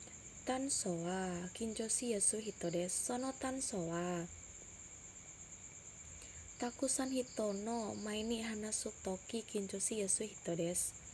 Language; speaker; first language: Japanese; non-native, learner; Indonesian